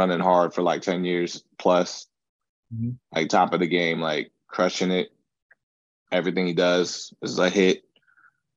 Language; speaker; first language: English; native; English